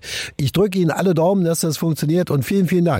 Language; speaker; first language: German; native; German